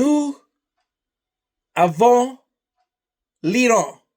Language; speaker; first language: French; non-native, learner; English